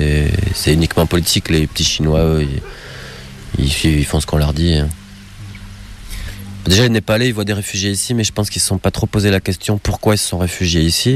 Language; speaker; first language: French; native; French